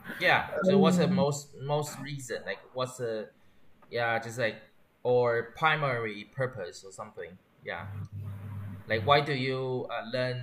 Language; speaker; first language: English; non-native, learner; Chinese